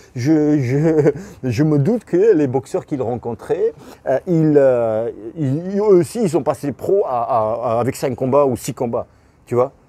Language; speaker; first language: French; non-native, fluent; Russian